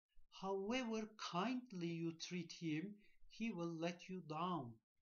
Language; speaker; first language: English; non-native, fluent; Turkish